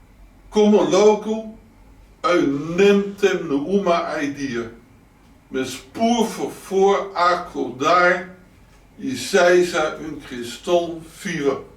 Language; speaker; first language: Portuguese; non-native, learner; Dutch